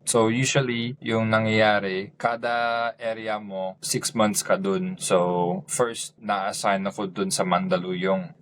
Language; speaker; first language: Filipino; non-native, fluent; English